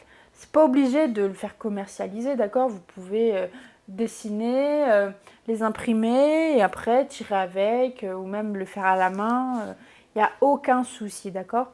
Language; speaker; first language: French; native; French